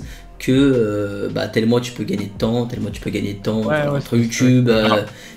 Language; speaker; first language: French; native; French